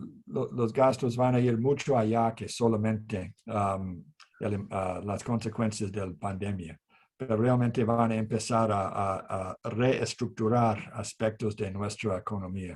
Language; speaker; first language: Spanish; non-native, fluent; English